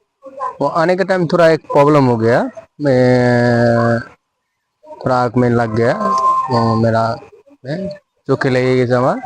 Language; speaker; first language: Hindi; non-native, local second language; Bangla